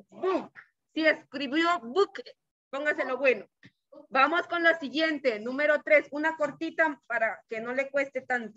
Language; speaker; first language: Spanish; native; Spanish